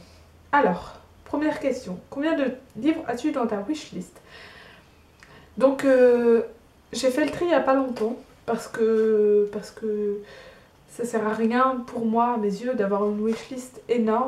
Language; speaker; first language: French; native; French